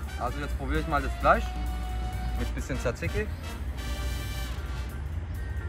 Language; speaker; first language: German; native; German